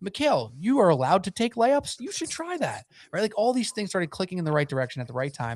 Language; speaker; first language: English; native; English